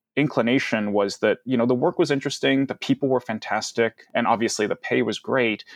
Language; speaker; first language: English; early bilingual, other home language; Cantonese